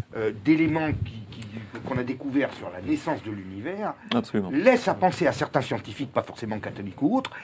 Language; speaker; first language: French; native; French